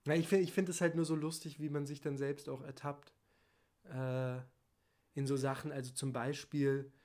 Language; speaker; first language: German; native; German